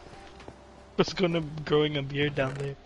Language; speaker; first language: English; native; English